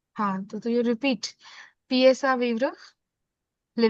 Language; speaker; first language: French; non-native, fluent; Hindi